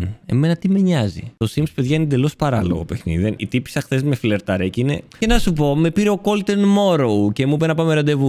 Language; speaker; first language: Greek; native; Greek